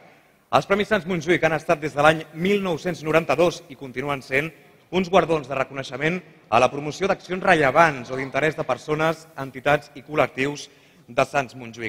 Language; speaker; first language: Catalan; native; Catalan